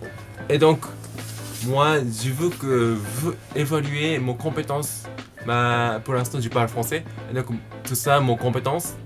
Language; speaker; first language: French; non-native, learner; Japanese